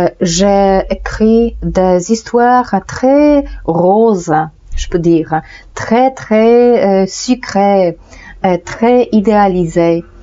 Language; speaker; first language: French; non-native, fluent; Polish